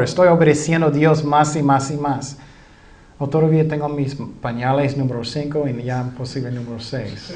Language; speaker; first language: Spanish; non-native, fluent; English